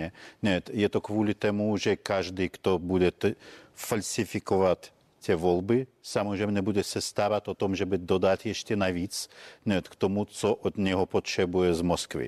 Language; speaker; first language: Czech; non-native, fluent; Russian